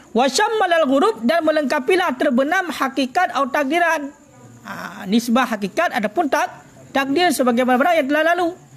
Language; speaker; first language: Malay; non-native, local second language; Achinese